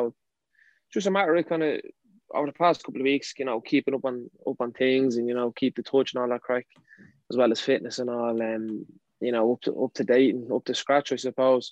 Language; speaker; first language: English; native; English